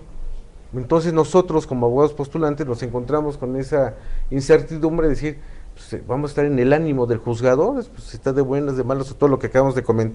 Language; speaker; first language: Spanish; native; Spanish